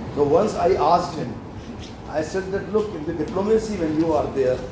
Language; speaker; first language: English; non-native, local second language; Urdu